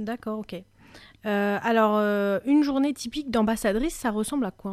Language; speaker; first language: French; native; French